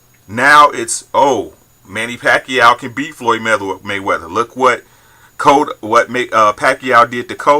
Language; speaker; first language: English; native; English